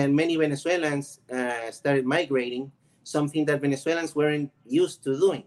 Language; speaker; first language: English; non-native, fluent; Spanish